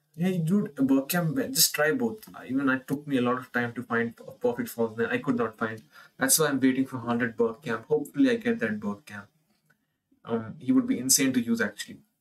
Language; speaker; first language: English; non-native, local second language; Hindi